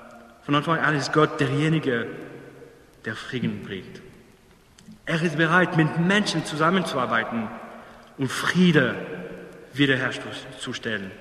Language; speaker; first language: German; non-native, fluent; English